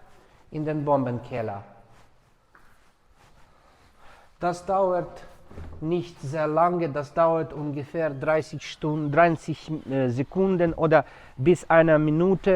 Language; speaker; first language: German; non-native, fluent; Ukrainian